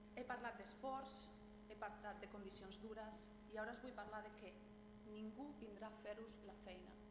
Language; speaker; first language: Catalan; non-native, local second language; Spanish